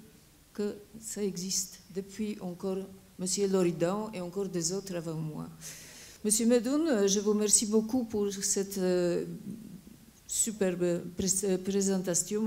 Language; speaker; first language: French; non-native, fluent; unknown